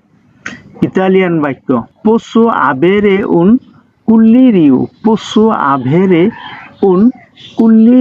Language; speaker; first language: Italian; non-native, learner; Bangla